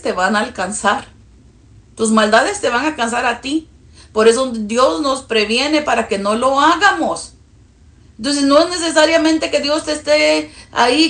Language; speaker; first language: Spanish; early bilingual, heritage; Spanish